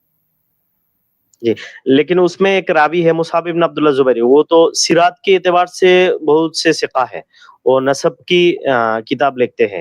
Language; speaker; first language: Hindi; non-native, learner; Bangla